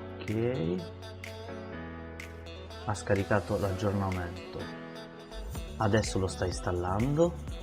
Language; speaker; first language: Italian; native; Italian